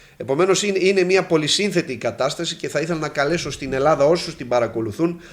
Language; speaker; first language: Greek; native; Greek